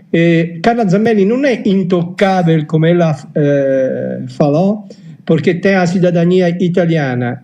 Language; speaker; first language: Portuguese; non-native, fluent; Italian